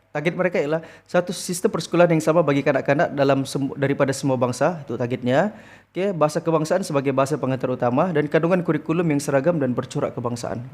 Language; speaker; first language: Malay; native; Malay